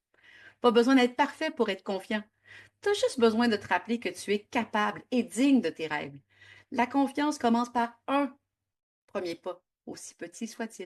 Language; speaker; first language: French; native; French